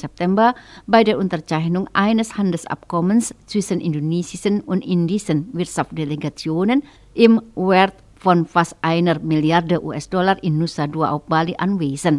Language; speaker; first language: German; non-native, fluent; Indonesian